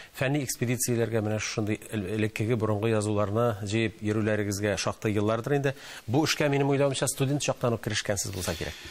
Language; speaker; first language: Tatar; native; Tatar